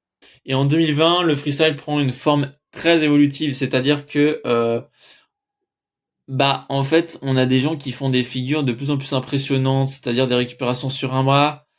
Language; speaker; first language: French; native; French